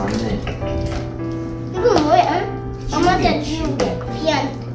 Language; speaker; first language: Korean; early bilingual, heritage; English